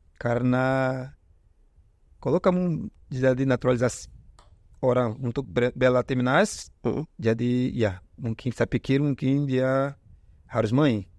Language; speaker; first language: Indonesian; non-native, fluent; Portuguese